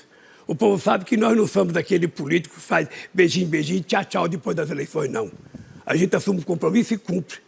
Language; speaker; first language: Portuguese; native; Portuguese